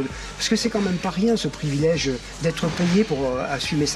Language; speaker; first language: French; native; French